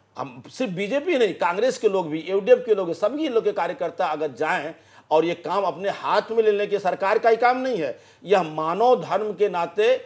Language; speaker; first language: Hindi; native; Hindi